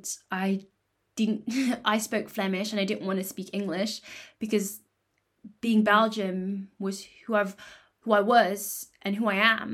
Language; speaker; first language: English; native; English